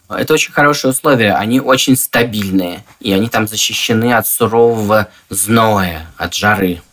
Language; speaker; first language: Russian; native; Russian